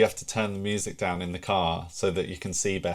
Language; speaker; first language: English; native; English